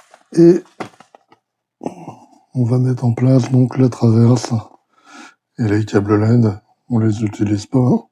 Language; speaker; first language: French; native; French